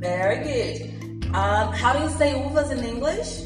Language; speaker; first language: English; non-native, fluent; Portuguese